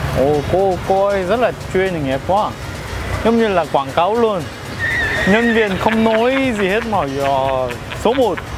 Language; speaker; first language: Vietnamese; non-native, fluent; Korean